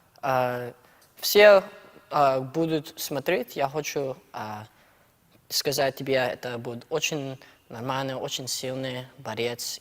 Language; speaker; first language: Russian; early bilingual, heritage; Russian